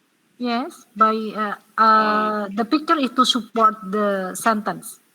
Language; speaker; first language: English; non-native, learner; Indonesian